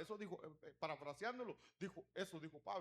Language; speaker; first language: Spanish; native; Spanish